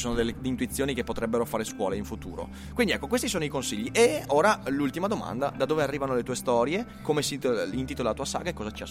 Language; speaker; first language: Italian; native; Italian